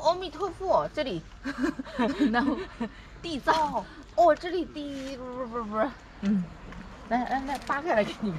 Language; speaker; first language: English; non-native, learner; Chinese